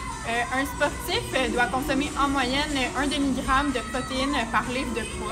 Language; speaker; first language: French; native; French